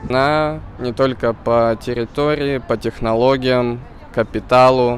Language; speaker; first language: Russian; native; Russian